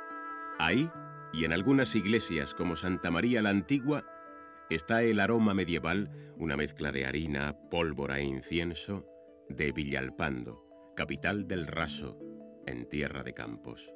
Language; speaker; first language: Spanish; native; Spanish